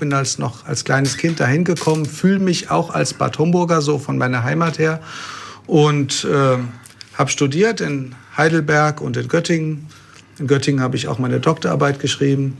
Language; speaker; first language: German; native; German